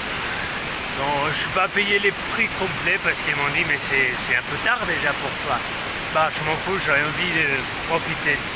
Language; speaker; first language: French; non-native, fluent; Spanish